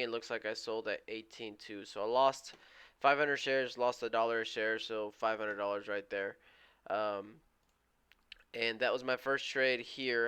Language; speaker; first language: English; native; English